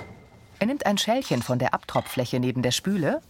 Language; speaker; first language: German; native; German